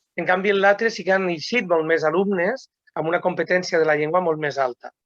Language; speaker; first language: Catalan; non-native, local second language; Spanish